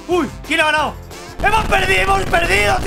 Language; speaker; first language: Spanish; native; Spanish